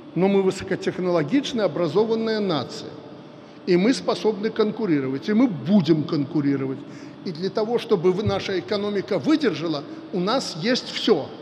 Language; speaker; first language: Russian; non-native, local second language; Belarusian